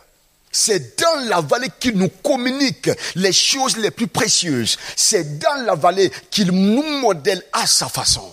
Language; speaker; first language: French; non-native, local second language; Mossi